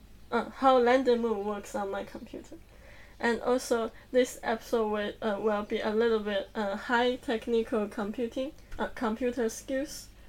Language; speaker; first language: English; non-native, learner; Chinese